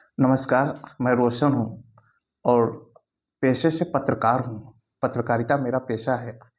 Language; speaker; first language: Hindi; native; Hindi